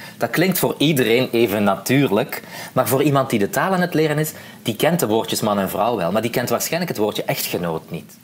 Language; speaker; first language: Dutch; native; Dutch